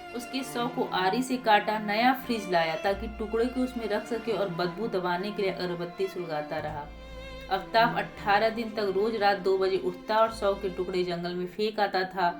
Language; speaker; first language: Hindi; native; Hindi